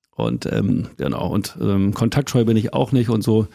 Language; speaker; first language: German; native; German